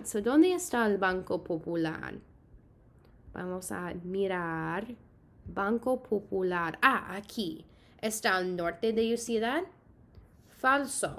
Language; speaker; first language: Spanish; non-native, fluent; English